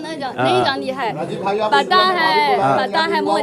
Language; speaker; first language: Hindi; non-native, learner; Chinese